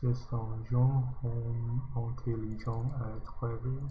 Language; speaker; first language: French; non-native, learner; English